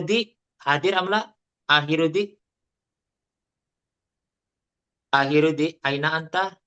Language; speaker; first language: Arabic; non-native, fluent; Indonesian